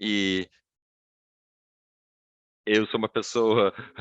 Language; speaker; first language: Portuguese; non-native, fluent; English